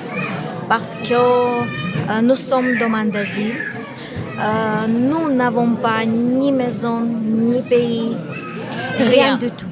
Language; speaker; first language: French; non-native, learner; Armenian